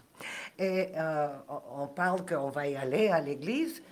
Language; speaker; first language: French; non-native, fluent; Spanish